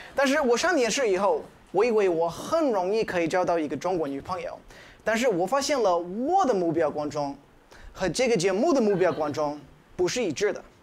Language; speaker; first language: Chinese; non-native, fluent; English